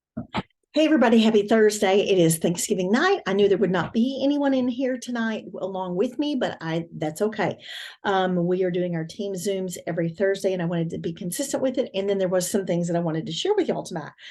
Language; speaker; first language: English; native; English